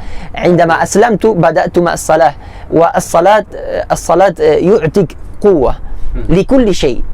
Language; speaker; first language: Arabic; non-native, learner; Spanish